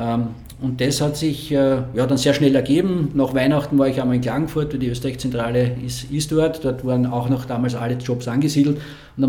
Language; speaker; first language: German; native; German